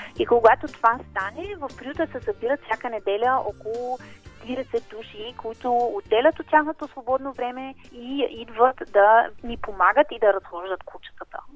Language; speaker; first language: Bulgarian; non-native, fluent; German